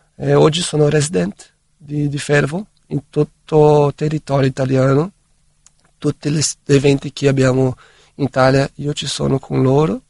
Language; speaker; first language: Italian; non-native, fluent; Portuguese